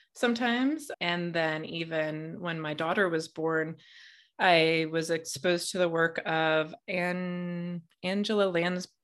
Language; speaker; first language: English; native; English